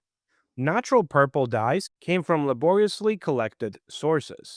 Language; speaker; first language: English; native; English